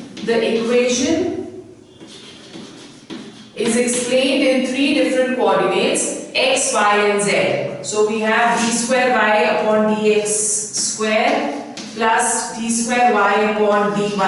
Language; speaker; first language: English; non-native, local second language; Hindi